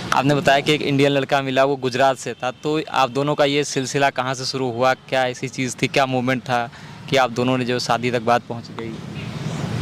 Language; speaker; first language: Hindi; native; Hindi